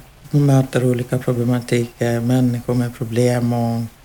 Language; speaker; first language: Swedish; non-native, fluent; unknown